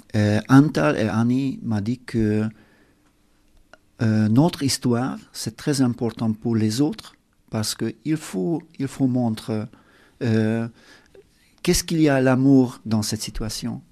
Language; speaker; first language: French; non-native, learner; Hungarian